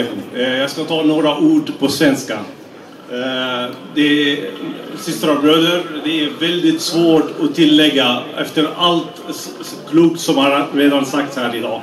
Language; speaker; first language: Swedish; non-native, fluent; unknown